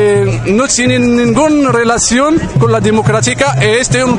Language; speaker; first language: Spanish; non-native, learner; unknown